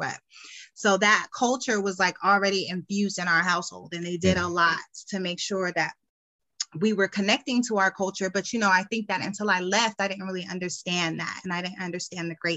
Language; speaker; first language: English; native; English